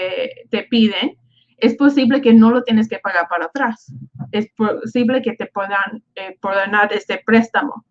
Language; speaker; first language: Spanish; early bilingual, other home language; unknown